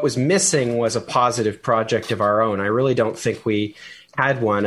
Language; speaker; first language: English; native; English